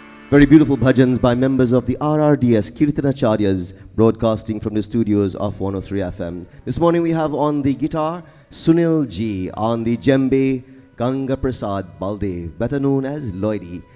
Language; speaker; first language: English; native; English